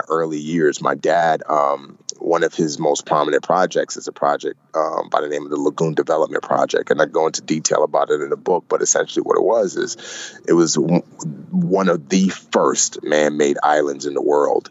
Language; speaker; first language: English; native; English